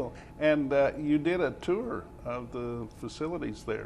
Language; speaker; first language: English; native; English